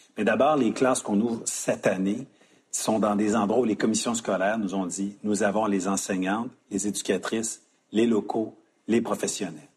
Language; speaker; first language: French; native; French